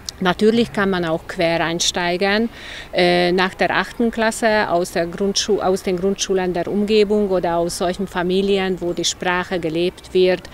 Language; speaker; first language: German; non-native, local second language; Hungarian